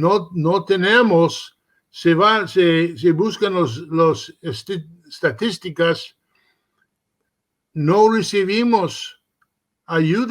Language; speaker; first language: Spanish; early bilingual, heritage; Spanish